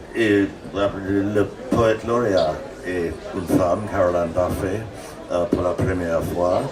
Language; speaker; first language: French; non-native, fluent; English